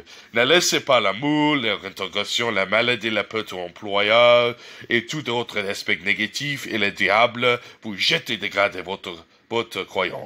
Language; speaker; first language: French; non-native, learner; English